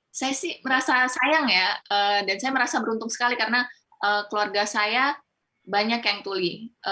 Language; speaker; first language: Indonesian; non-native, local second language; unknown